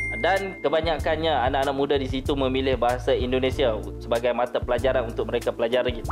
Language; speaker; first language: Malay; native; Malay